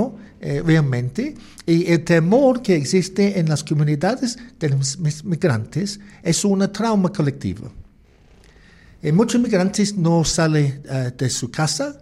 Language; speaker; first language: Spanish; non-native, learner; English